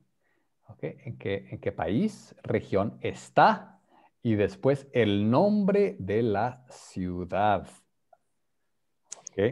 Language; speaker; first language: Spanish; non-native, fluent; English